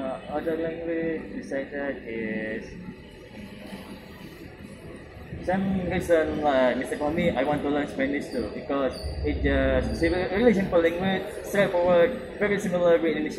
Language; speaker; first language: English; non-native, learner; Indonesian